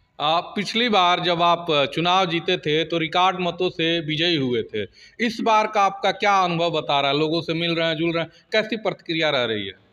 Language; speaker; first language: Hindi; native; Hindi